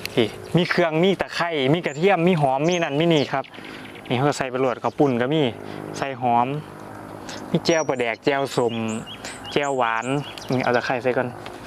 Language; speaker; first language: Thai; native; Thai